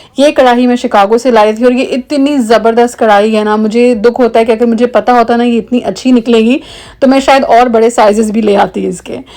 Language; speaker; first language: Urdu; native; Urdu